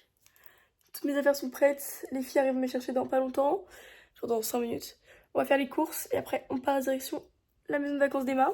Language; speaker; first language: French; native; French